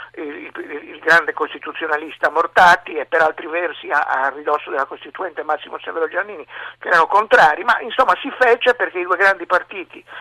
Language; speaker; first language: Italian; native; Italian